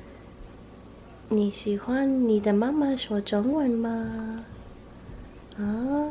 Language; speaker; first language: Chinese; non-native, learner; English